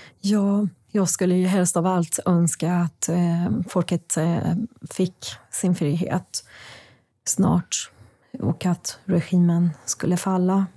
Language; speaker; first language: Swedish; non-native, fluent; Persian